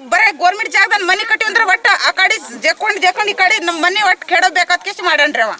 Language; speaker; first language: Kannada; non-native, local second language; Lambadi